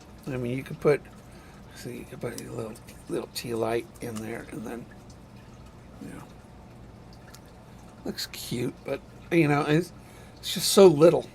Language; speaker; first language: English; native; English